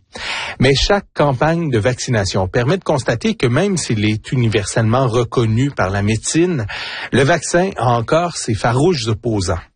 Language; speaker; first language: French; native; French